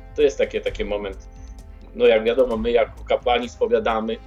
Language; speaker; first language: Polish; native; Polish